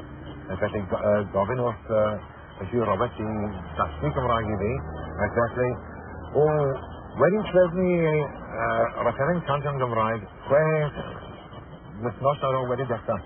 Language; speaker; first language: Welsh; non-native, learner; English